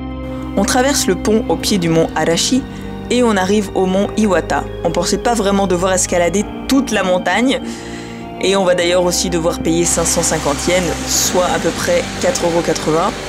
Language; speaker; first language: French; native; French